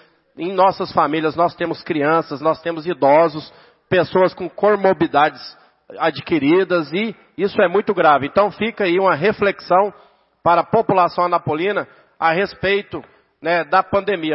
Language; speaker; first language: Portuguese; native; Portuguese